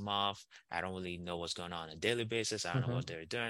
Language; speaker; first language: English; non-native, local second language; Igbo